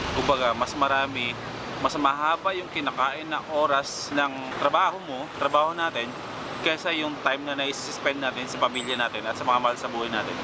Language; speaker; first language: Filipino; native; Filipino